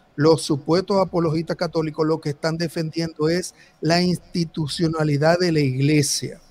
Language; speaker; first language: Spanish; native; Spanish